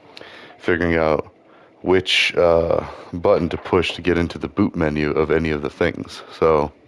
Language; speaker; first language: English; native; English